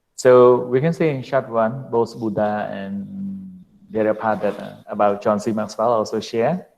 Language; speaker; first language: English; non-native, fluent; Khmer